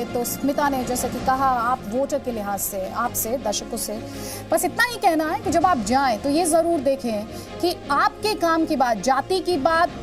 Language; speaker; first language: Hindi; native; Hindi